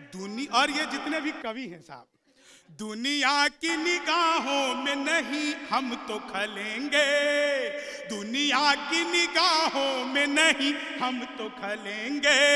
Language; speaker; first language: Hindi; native; Hindi